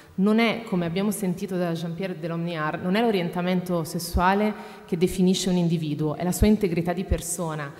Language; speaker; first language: Italian; native; Italian